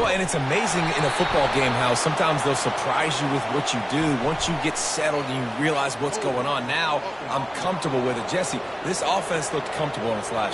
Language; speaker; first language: English; native; English